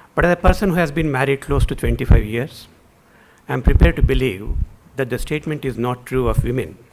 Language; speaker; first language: English; non-native, local second language; Kannada